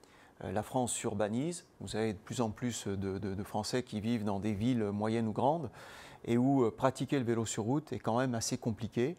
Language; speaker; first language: French; native; French